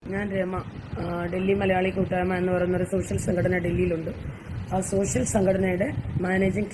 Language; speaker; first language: Malayalam; native; Malayalam